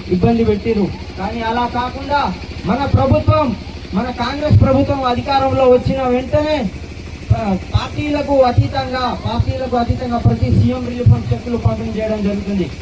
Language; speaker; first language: Telugu; native; Telugu